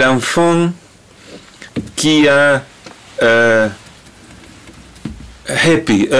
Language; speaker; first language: French; non-native, learner; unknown